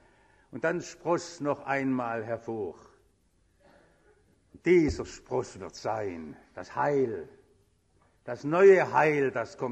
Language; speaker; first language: German; native; German